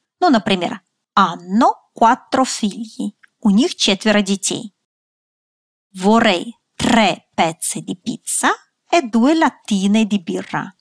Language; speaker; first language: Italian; non-native, fluent; Russian